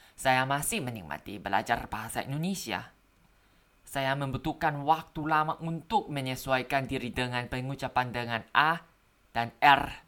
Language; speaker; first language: Indonesian; non-native, learner; Thai